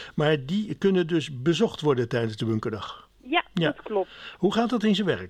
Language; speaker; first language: Dutch; native; Dutch